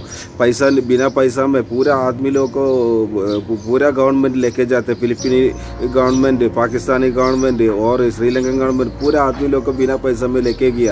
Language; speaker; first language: Hindi; non-native, local second language; Malayalam